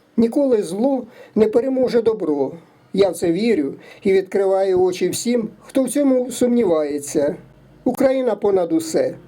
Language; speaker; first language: Ukrainian; native; Ukrainian